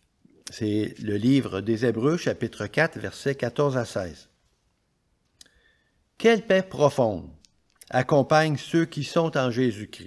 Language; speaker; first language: French; native; French